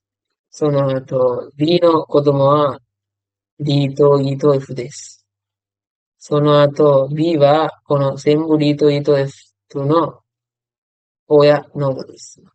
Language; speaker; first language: Japanese; non-native, fluent; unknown